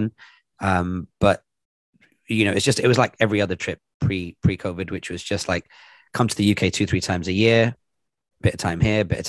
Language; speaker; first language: English; native; English